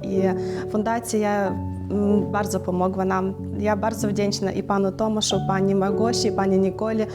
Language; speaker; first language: Polish; non-native, learner; Ukrainian